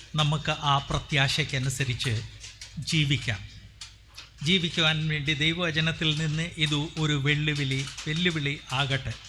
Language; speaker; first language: Malayalam; non-native, local second language; Hindi